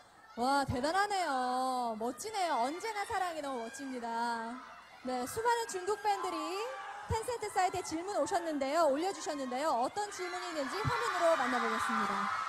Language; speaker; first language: Korean; non-native, fluent; Chinese